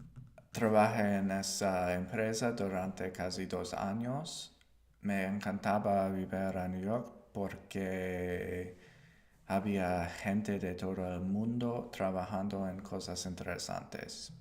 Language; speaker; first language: Spanish; non-native, learner; English